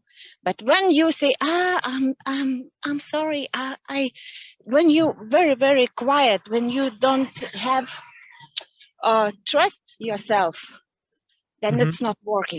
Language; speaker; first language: English; non-native, learner; Lithuanian